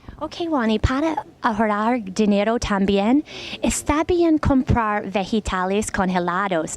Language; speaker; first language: Spanish; non-native, learner; English